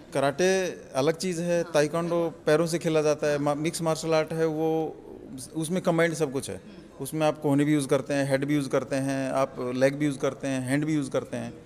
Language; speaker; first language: Hindi; native; Hindi